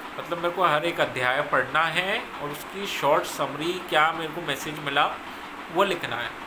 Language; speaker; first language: Hindi; native; Hindi